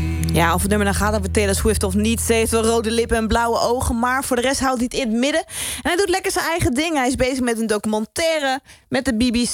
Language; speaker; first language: Dutch; native; Dutch